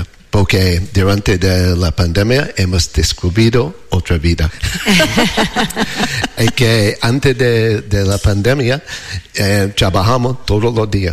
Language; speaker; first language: Spanish; non-native, learner; English